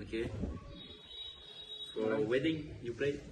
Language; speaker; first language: English; non-native, learner; Dutch